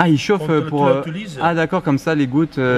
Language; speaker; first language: French; native; French